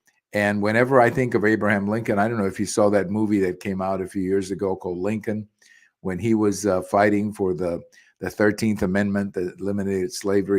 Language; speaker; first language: English; early bilingual, other home language; Spanish